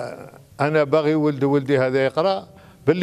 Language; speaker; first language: Arabic; native; Arabic